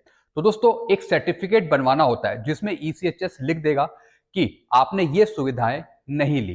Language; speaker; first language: Hindi; native; Hindi